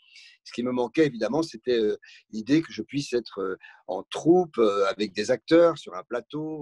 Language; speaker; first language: French; native; French